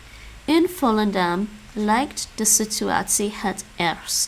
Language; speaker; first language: Dutch; non-native, learner; English